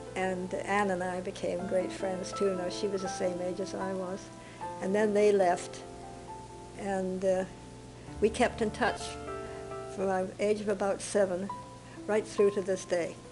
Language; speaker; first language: English; native; English